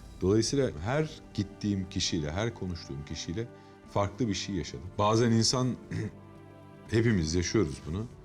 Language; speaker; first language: Turkish; native; Turkish